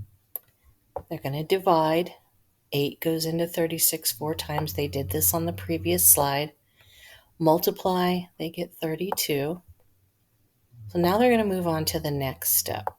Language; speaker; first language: English; native; English